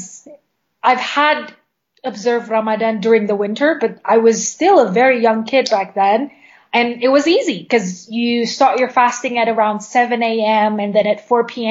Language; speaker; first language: English; non-native, fluent; Indonesian